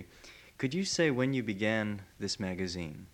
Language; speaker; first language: English; native; English